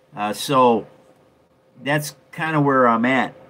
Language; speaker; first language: English; native; English